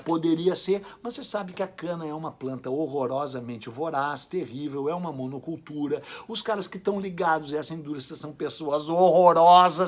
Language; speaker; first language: Portuguese; native; Portuguese